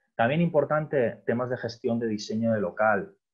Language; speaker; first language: Spanish; native; Spanish